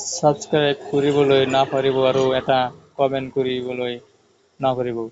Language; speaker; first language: Assamese; non-native, local second language; Bangla